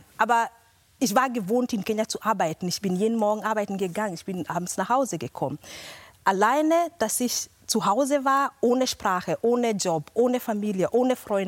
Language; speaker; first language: German; non-native, fluent; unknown